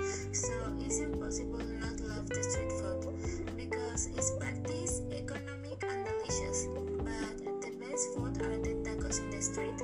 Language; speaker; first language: English; non-native, learner; Spanish